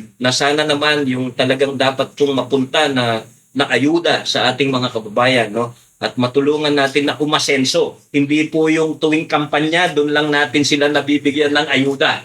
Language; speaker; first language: Filipino; non-native, local second language; Pampanga